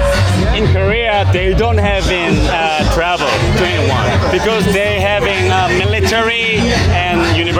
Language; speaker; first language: English; non-native, learner; Korean